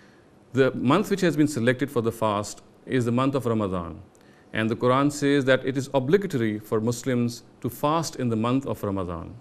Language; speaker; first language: English; non-native, local second language; Urdu